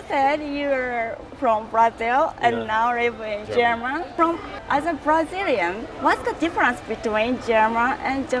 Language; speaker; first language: English; non-native, learner; Japanese